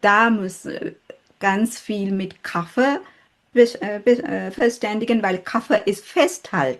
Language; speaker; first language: German; non-native, fluent; Sinhala